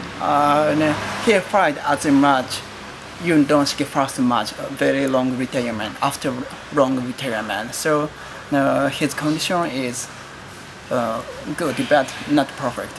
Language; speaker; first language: English; non-native, learner; Japanese